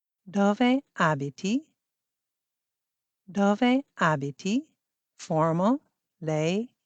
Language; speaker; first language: Italian; non-native, fluent; English